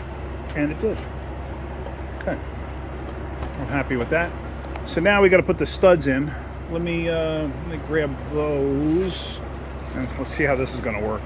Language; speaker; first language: English; native; English